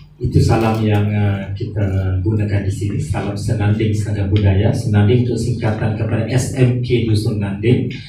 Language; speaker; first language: Malay; native; Malay